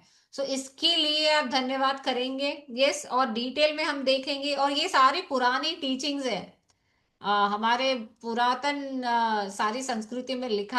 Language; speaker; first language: Hindi; native; Hindi